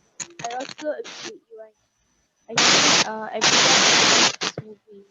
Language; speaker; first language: English; non-native, learner; Malay